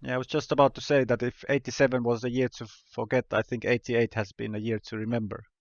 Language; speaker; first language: English; non-native, fluent; Finnish